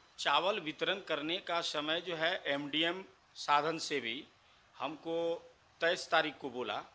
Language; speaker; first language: Hindi; native; Hindi